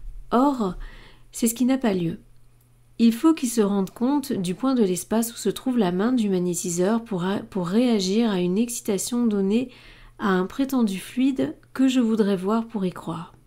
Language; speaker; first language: French; native; French